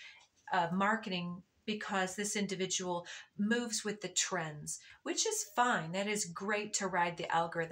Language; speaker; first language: English; native; English